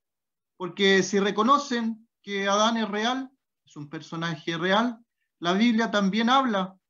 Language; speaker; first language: Spanish; native; Spanish